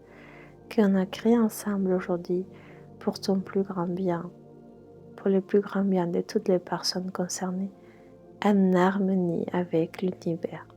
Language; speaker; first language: French; non-native, fluent; Spanish